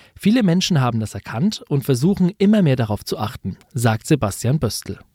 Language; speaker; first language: German; native; German